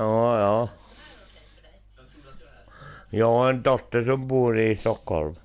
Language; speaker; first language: Swedish; non-native, local second language; Finnish